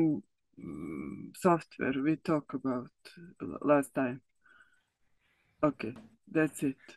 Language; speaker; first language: English; non-native, learner; Serbian